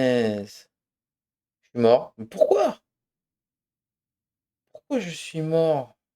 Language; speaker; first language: French; native; French